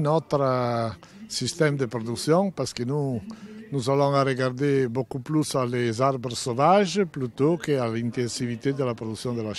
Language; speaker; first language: French; non-native, fluent; Italian